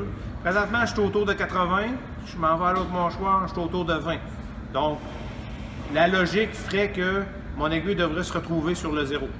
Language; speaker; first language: French; native; French